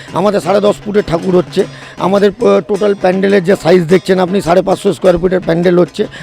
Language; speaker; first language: Bangla; native; Bangla